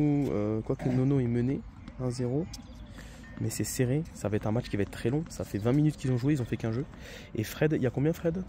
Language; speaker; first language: French; native; French